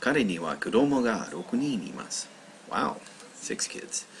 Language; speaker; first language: Japanese; non-native, learner; English